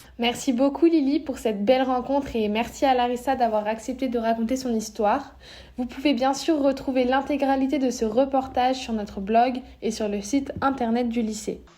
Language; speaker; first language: French; native; French